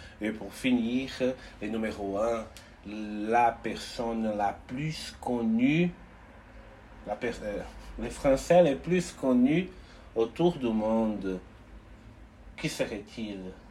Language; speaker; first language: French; non-native, learner; Portuguese